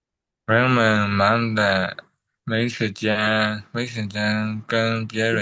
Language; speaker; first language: Chinese; non-native, learner; Burmese